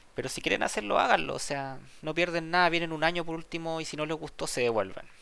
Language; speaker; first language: Spanish; native; Spanish